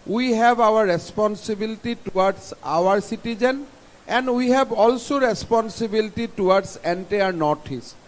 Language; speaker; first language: English; non-native, local second language; Assamese